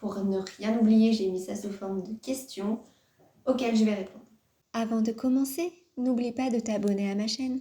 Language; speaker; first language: French; native; French